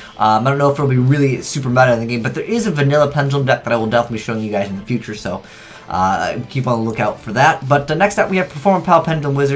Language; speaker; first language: English; native; English